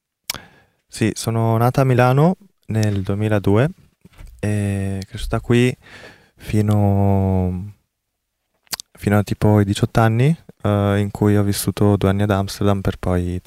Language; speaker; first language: Italian; early bilingual, other home language; Korean